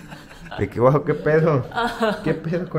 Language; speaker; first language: Spanish; native; Spanish